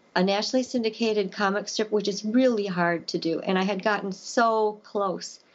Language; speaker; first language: English; native; English